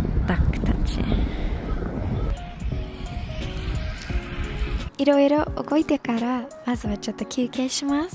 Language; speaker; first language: Japanese; non-native, fluent; English